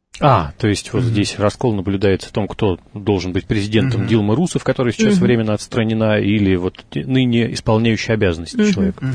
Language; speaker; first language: Russian; native; Russian